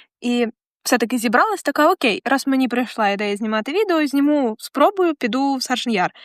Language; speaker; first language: Ukrainian; non-native, local second language; Russian